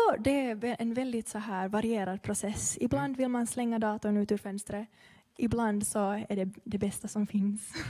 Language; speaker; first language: Swedish; early bilingual, heritage; Swedish